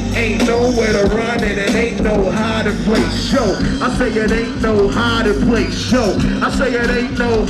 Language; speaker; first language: English; native; English